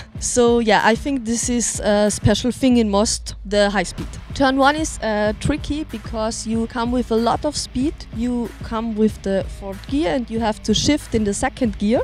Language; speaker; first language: English; non-native, learner; German